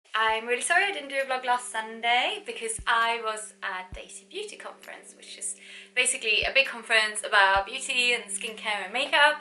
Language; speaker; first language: English; non-native, fluent; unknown